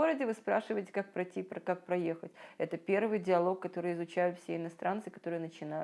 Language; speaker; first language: Russian; native; Russian